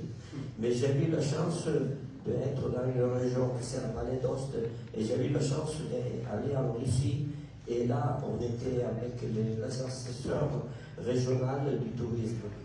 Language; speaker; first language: French; non-native, local second language; Italian